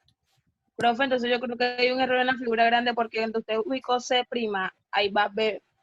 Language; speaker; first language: Spanish; native; Spanish